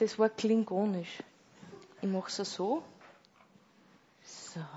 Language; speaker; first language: German; native; German